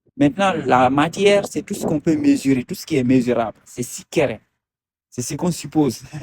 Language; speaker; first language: French; non-native, local second language; Fula